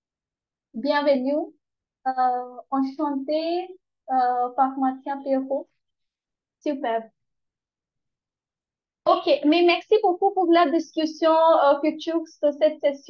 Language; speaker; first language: French; non-native, learner; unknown